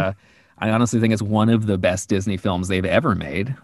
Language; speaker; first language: English; native; English